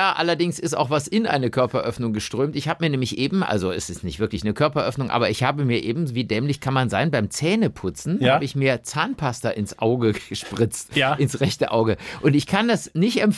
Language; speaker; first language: German; native; German